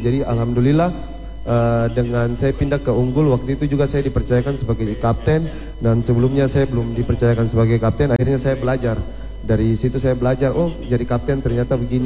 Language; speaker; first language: Indonesian; native; Indonesian